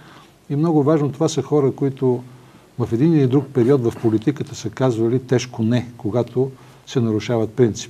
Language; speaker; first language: Bulgarian; native; Bulgarian